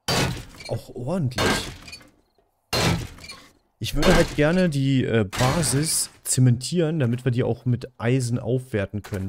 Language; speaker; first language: German; native; German